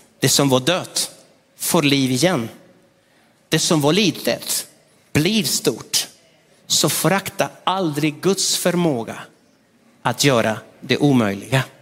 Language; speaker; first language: Swedish; non-native, fluent; Spanish